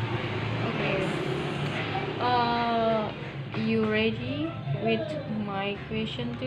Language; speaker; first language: English; non-native, learner; Indonesian